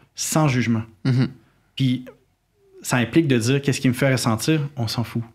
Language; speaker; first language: French; native; French